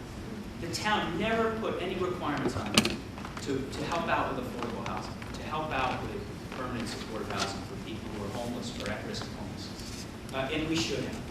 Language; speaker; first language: English; native; English